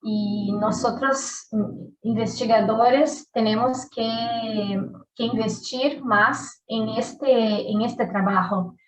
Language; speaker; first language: Spanish; non-native, learner; Portuguese